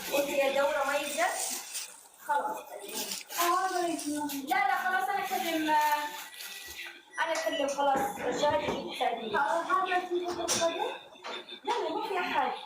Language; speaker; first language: Arabic; non-native, learner; Amharic